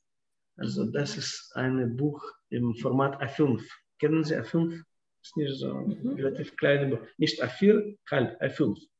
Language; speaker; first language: German; non-native, fluent; Russian